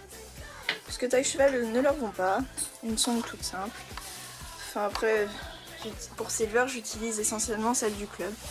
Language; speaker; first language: French; native; French